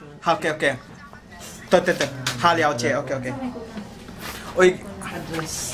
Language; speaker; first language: Chinese; non-native, learner; Filipino